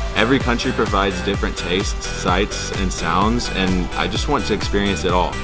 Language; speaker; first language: English; native; English